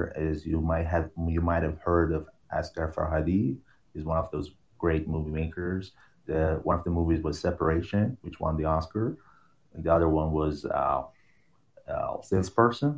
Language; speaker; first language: English; non-native, fluent; Persian